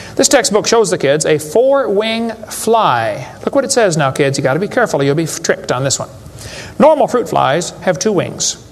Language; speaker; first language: English; native; English